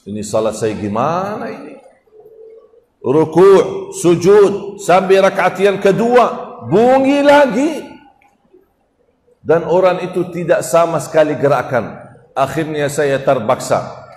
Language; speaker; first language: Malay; non-native, fluent; Arabic